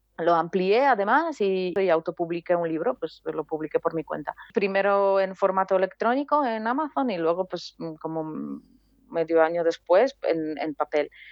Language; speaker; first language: Spanish; non-native, fluent; Polish